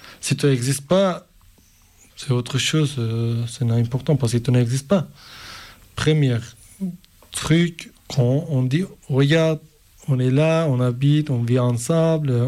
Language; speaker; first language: French; non-native, learner; Kurdish